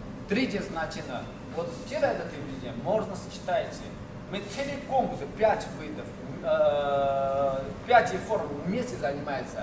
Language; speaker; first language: Russian; non-native, learner; Chinese